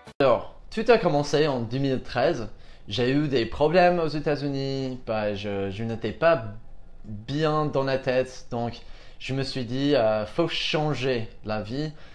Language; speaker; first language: French; non-native, fluent; English